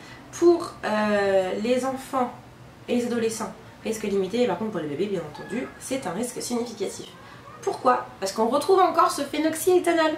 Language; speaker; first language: French; native; French